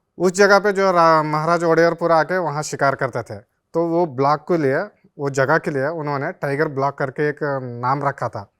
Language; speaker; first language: Hindi; non-native, local second language; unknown